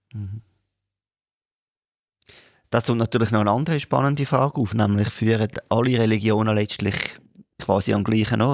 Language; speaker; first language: German; native; German